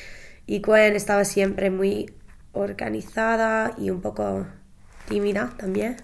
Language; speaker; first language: Spanish; non-native, learner; English